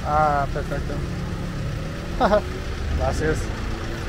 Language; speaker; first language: Spanish; non-native, learner; English